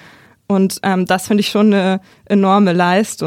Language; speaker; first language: German; native; German